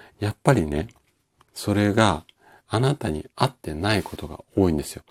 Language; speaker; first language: Japanese; native; Japanese